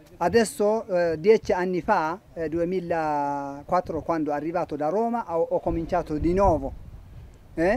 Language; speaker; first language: Italian; non-native, learner; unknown